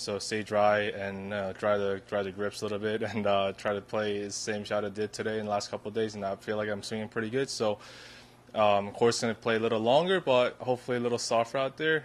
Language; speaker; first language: English; non-native, fluent; Korean